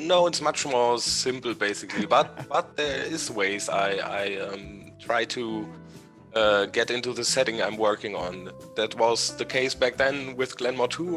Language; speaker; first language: English; non-native, fluent; German